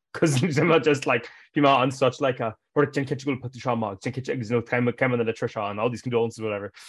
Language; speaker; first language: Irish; native; Irish